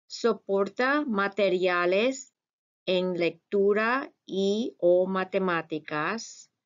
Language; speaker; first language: Spanish; non-native, fluent; English